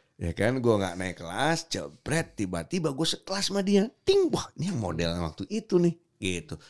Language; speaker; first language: Indonesian; native; Indonesian